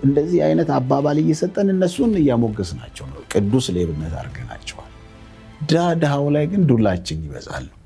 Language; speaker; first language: Amharic; non-native, local second language; Oromo